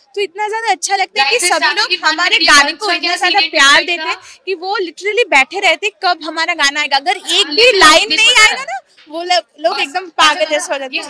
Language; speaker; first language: Hindi; non-native, local second language; Bangla